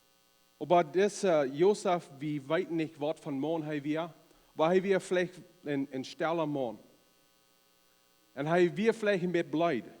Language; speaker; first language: German; non-native, learner; Plautdietsch